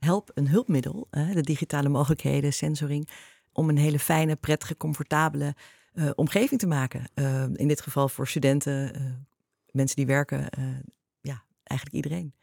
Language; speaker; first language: Dutch; native; Dutch